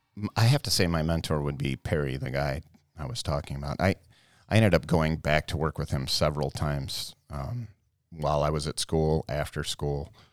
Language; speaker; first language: English; native; English